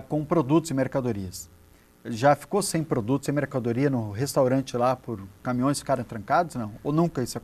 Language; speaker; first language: Portuguese; native; Portuguese